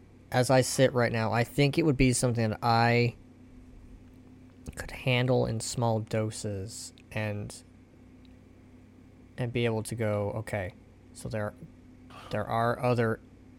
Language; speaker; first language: English; native; English